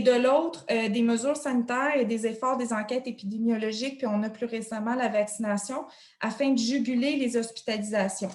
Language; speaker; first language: French; native; French